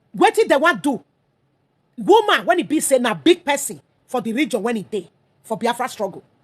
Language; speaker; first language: Nigerian Pidgin; native; Nigerian Pidgin